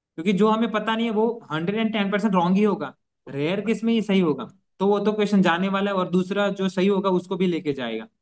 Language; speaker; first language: Hindi; non-native, local second language; Gujarati